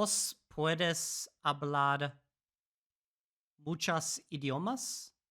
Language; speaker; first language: Spanish; non-native, learner; English